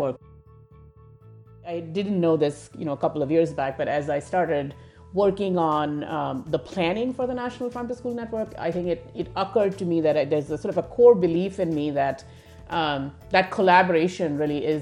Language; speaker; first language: English; non-native, local second language; Hindi